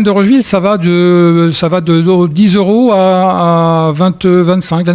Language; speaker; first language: French; native; French